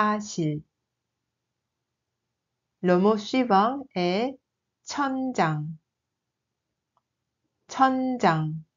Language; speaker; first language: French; non-native, fluent; Korean